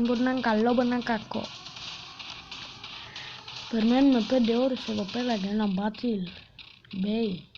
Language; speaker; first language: Greek; native; Greek